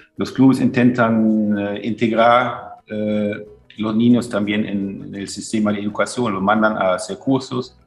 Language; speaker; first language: Spanish; non-native, fluent; German